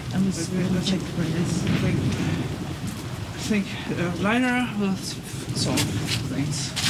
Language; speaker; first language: English; early bilingual, other home language; Persian